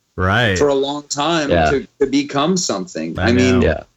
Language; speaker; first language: English; native; English